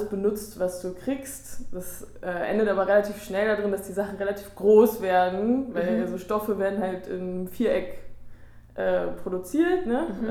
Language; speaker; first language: German; native; German